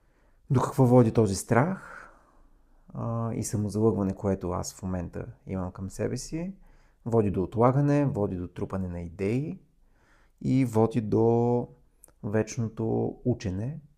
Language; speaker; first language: Bulgarian; native; Bulgarian